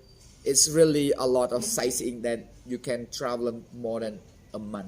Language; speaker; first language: English; non-native, fluent; Khmer